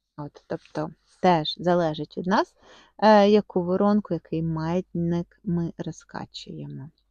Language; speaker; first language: Ukrainian; non-native, local second language; Russian